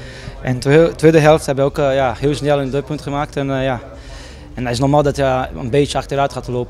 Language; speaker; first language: Dutch; non-native, fluent; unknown